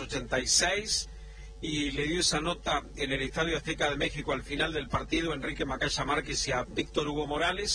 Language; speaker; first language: Spanish; native; Spanish